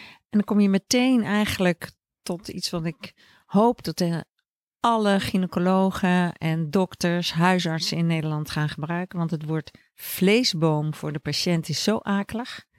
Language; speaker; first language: Dutch; native; Dutch